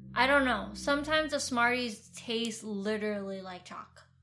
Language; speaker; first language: English; early bilingual, other home language; Vietnamese